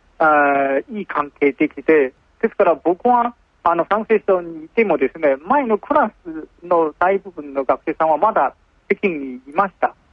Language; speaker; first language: Japanese; non-native, fluent; Chinese